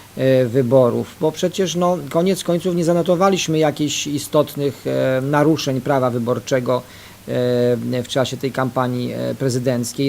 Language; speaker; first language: Polish; native; Polish